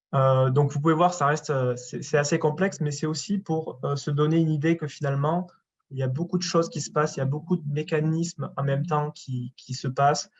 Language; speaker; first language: French; native; French